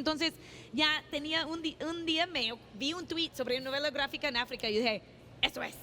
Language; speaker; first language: Spanish; non-native, fluent; English